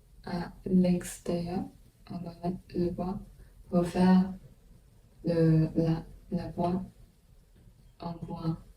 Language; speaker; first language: French; non-native, learner; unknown